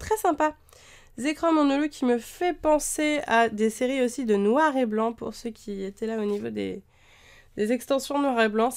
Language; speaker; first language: French; native; French